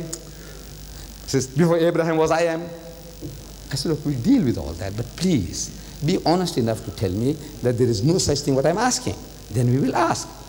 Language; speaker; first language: English; early bilingual, other home language; Gujarati